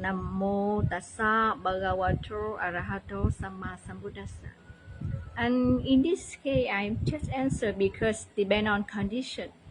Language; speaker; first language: English; non-native, learner; Vietnamese